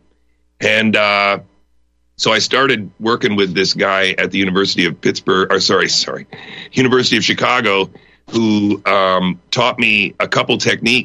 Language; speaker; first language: English; native; English